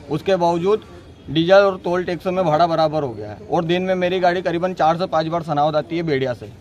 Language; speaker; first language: Hindi; native; Hindi